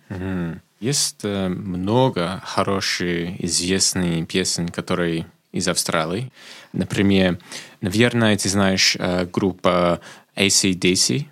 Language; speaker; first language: Russian; non-native, fluent; English